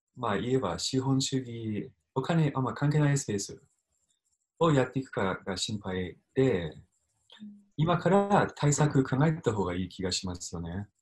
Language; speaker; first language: Japanese; non-native, fluent; English